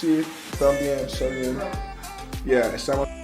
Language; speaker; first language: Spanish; non-native, learner; English